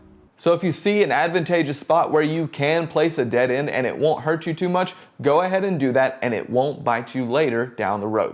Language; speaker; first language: English; native; English